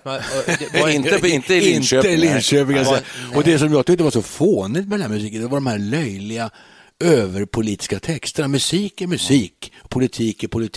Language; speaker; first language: Swedish; native; Swedish